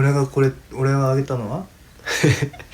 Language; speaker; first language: Japanese; non-native, learner; Korean